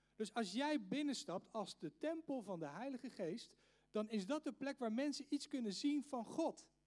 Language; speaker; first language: Dutch; native; Dutch